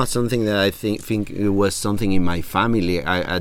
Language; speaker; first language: English; non-native, fluent; Spanish